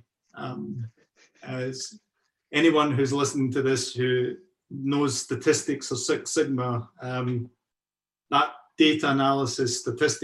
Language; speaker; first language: English; native; English